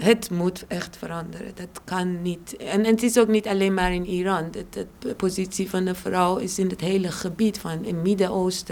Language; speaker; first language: Dutch; non-native, fluent; Persian